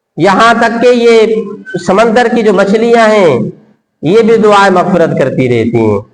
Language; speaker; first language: Urdu; non-native, local second language; Sindhi